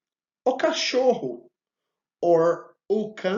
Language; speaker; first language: Portuguese; non-native, fluent; English